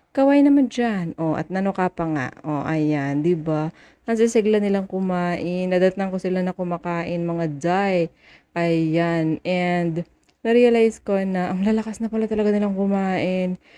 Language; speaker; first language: Filipino; native; Filipino